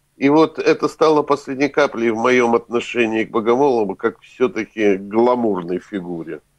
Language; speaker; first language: Russian; native; Russian